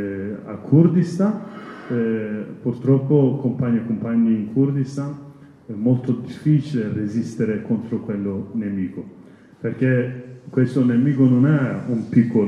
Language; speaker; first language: Italian; non-native, learner; Kurdish